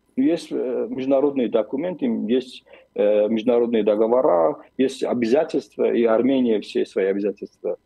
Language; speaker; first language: Russian; non-native, local second language; Armenian